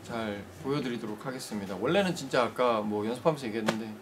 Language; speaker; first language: Korean; native; Korean